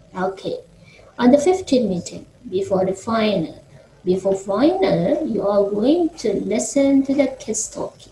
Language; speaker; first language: English; non-native, fluent; Indonesian